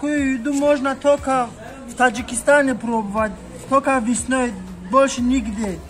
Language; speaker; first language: Russian; non-native, local second language; Tajik